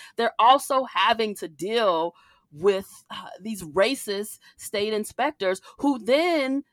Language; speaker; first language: English; native; English